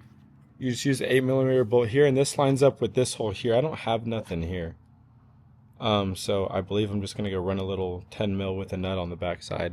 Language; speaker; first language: English; native; English